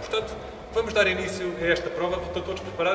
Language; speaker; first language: Portuguese; native; Portuguese